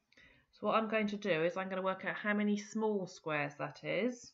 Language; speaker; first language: English; native; English